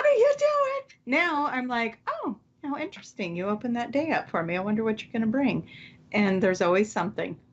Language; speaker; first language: English; native; English